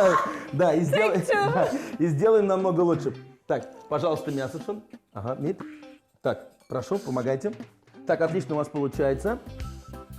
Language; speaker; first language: Russian; native; Russian